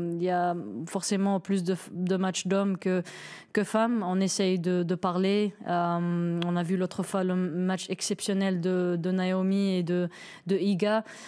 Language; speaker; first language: French; non-native, local second language; Arabic